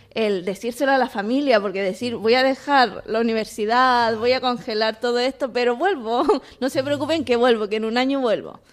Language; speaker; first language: Spanish; native; Spanish